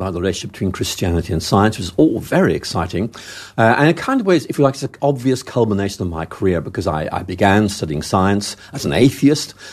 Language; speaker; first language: English; native; English